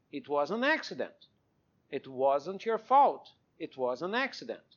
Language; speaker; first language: English; non-native, fluent; Portuguese